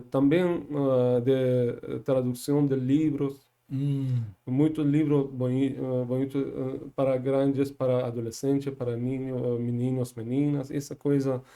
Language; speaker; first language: Portuguese; non-native, learner; Persian